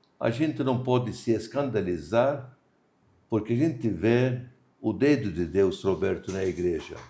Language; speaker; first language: Portuguese; non-native, fluent; Maltese